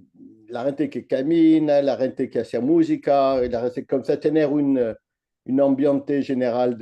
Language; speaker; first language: Spanish; non-native, learner; French